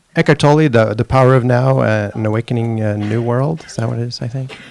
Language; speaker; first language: English; non-native, fluent; Swedish